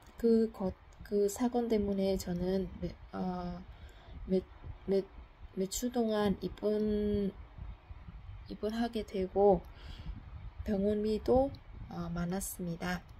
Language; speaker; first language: Korean; non-native, fluent; Vietnamese